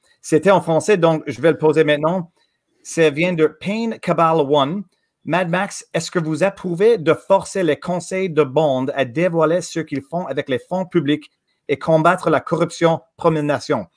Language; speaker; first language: French; non-native, local second language; English